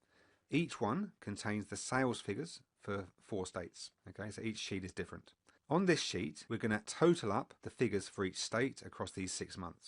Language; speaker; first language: English; native; English